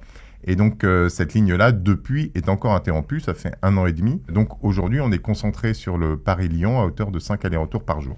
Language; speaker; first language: French; native; French